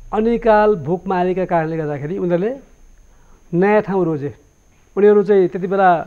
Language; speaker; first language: Nepali; native; Nepali